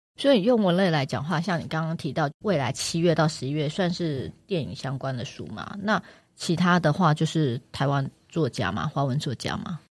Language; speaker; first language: Chinese; native; Chinese